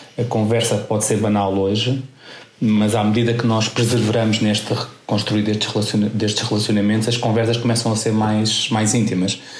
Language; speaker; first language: Portuguese; native; Portuguese